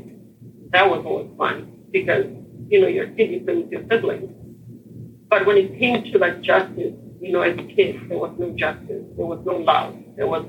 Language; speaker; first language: English; non-native, local second language; Shona